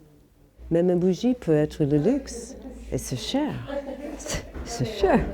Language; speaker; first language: French; non-native, fluent; English